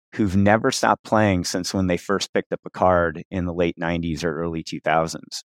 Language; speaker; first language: English; native; English